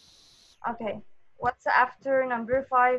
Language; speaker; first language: English; non-native, fluent; Arabic